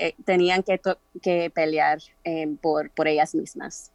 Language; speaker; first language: Spanish; early bilingual, heritage; Spanish